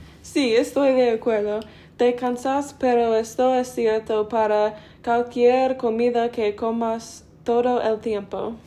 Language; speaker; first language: Spanish; non-native, learner; English